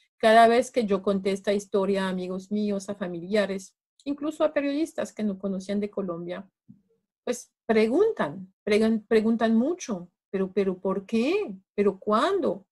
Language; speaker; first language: Spanish; non-native, fluent; French